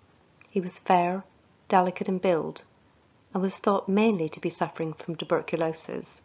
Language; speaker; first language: English; native; English